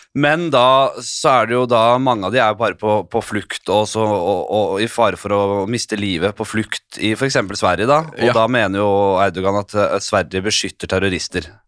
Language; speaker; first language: Norwegian; native; Norwegian